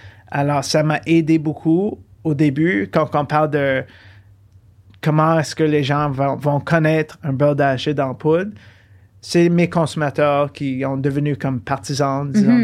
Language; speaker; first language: French; early bilingual, heritage; French